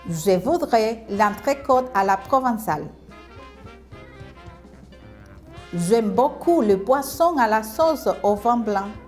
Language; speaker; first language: French; non-native, fluent; Spanish